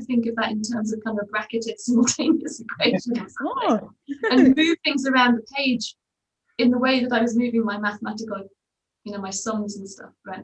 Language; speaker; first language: English; native; English